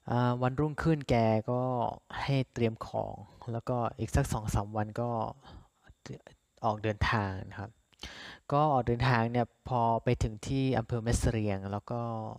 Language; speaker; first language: Thai; non-native, local second language; S'gaw Karen